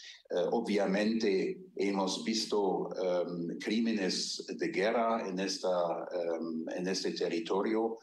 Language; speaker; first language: Spanish; non-native, fluent; German